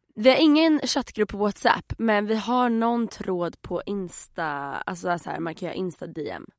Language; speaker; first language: Swedish; native; Swedish